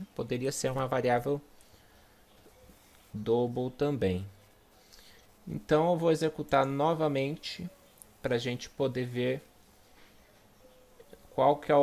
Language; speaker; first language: Portuguese; native; Portuguese